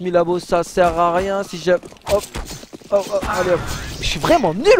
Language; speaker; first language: French; native; French